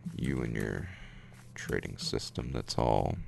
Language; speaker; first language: English; native; English